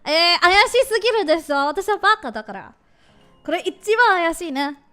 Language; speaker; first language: Japanese; non-native, learner; English